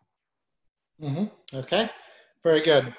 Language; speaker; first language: English; native; English